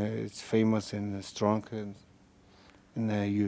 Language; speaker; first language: English; non-native, learner; Russian